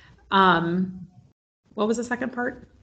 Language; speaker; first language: English; native; English